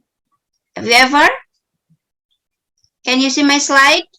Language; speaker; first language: English; non-native, learner; Indonesian